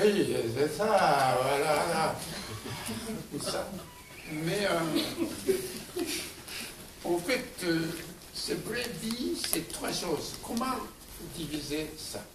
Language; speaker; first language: French; non-native, learner; Japanese